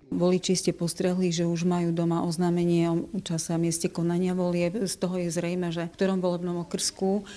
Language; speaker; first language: Slovak; native; Slovak